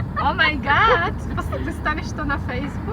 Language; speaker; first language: Polish; non-native, learner; Ukrainian